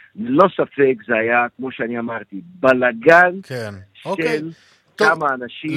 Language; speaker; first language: Hebrew; non-native, fluent; Portuguese